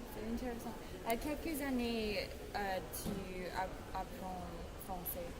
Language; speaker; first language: French; non-native, learner; English